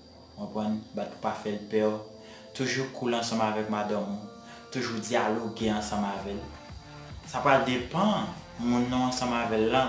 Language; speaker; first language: French; non-native, learner; Haitian Creole